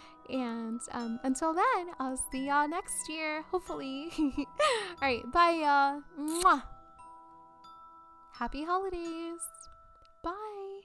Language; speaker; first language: English; early bilingual, other home language; Spanish